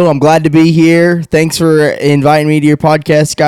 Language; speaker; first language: English; native; English